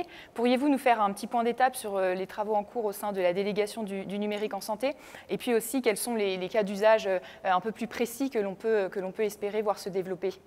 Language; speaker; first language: French; native; French